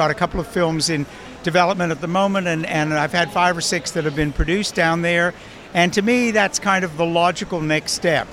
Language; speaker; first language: English; native; English